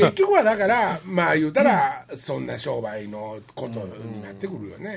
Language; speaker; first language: Japanese; native; Japanese